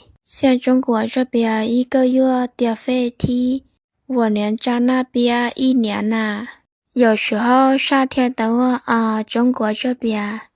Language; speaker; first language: Chinese; non-native, fluent; Lao